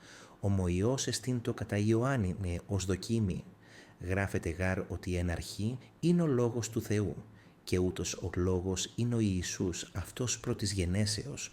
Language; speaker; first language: Greek; non-native, learner; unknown